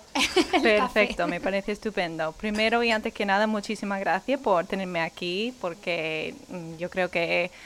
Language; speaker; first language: Spanish; non-native, fluent; English